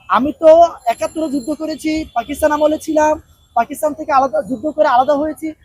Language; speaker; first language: Bangla; non-native, local second language; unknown